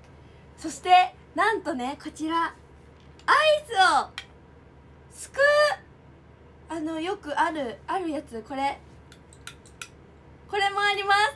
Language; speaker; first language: Japanese; native; Japanese